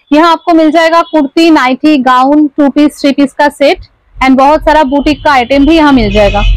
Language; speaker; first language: Hindi; non-native, local second language; Bangla